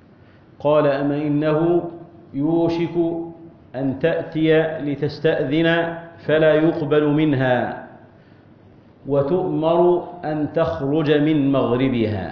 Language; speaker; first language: Arabic; native; Arabic